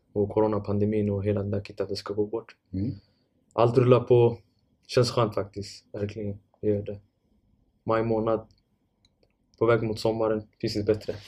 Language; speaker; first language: Swedish; non-native, fluent; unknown